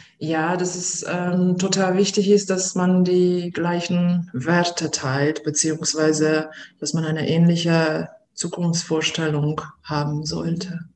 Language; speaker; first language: German; non-native, fluent; Hungarian